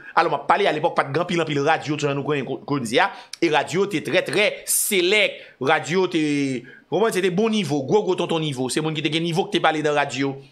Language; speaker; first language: French; non-native, local second language; Haitian Creole